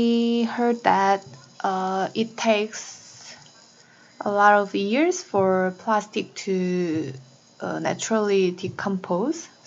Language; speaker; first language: English; non-native, learner; Korean